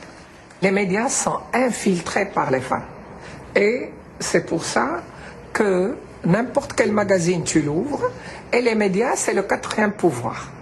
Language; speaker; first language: French; non-native, local second language; Arabic